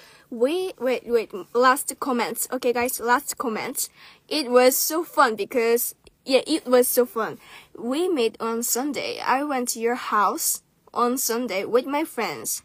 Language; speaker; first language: English; non-native, learner; Korean